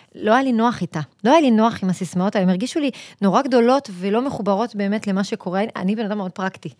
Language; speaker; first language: Hebrew; native; Hebrew